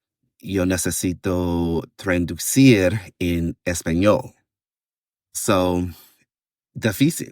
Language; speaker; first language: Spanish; non-native, learner; English